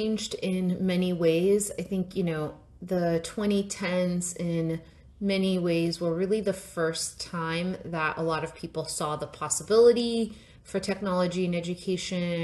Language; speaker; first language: English; non-native, local second language; Yoruba